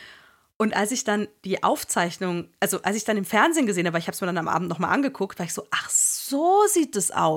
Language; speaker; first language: German; native; German